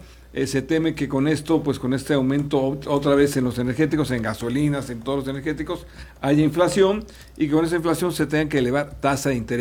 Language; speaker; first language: Spanish; native; Spanish